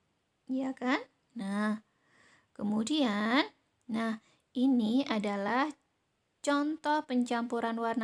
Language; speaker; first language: Indonesian; native; Indonesian